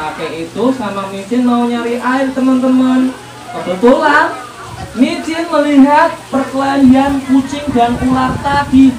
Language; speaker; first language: Indonesian; native; Indonesian